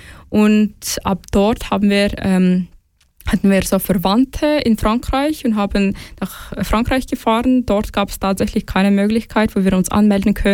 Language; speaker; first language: German; non-native, fluent; Ukrainian